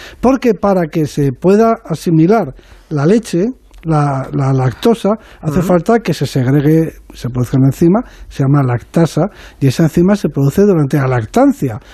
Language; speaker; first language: Spanish; native; Spanish